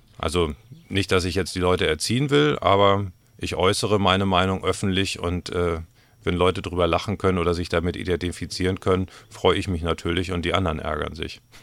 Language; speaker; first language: German; native; German